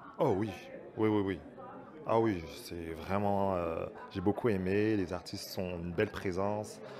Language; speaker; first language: French; native; French